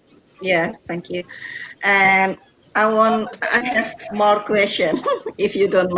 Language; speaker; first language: English; non-native, learner; Indonesian